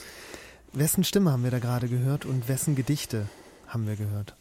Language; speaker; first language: German; native; German